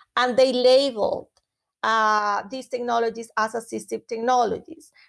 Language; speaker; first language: English; non-native, fluent; Spanish